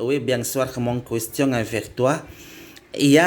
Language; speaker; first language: French; non-native, learner; Indonesian